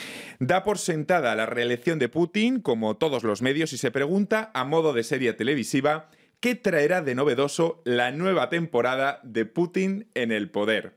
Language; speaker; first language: Spanish; native; Spanish